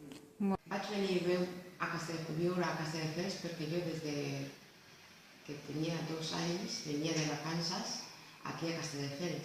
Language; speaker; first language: Catalan; non-native, learner; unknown